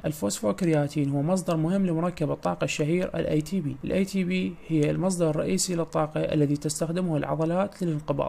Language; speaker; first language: Arabic; native; Arabic